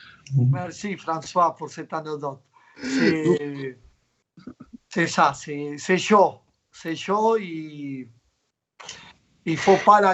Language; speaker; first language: French; non-native, fluent; Spanish